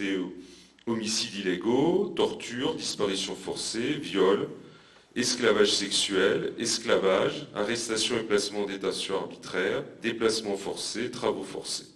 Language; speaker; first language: French; native; French